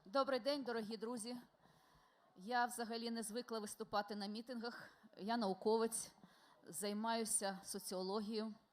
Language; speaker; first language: Ukrainian; non-native, local second language; Russian